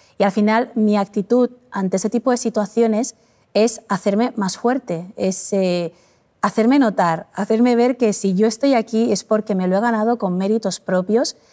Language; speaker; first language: Spanish; early bilingual, other home language; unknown